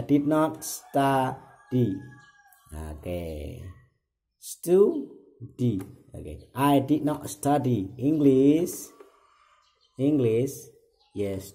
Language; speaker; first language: English; non-native, learner; Indonesian